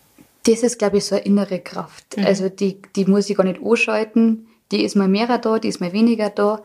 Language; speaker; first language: German; native; German